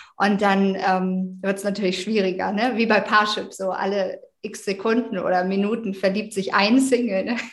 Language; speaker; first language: German; native; German